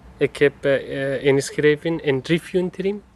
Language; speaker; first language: Dutch; non-native, learner; Persian